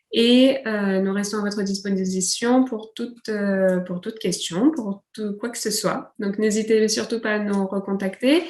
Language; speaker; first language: French; native; French